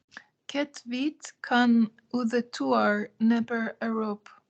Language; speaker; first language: Albanian; non-native, learner; Norwegian